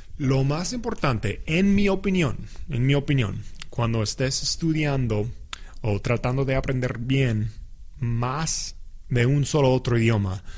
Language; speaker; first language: Spanish; non-native, fluent; English